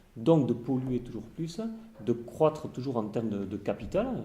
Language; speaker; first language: French; native; French